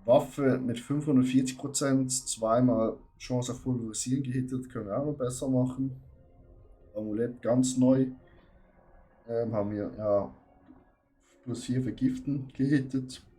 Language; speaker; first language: German; native; German